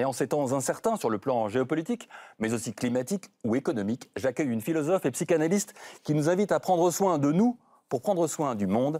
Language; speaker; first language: French; native; French